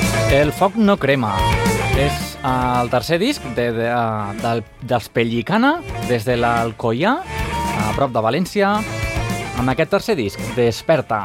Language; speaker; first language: Catalan; native; Catalan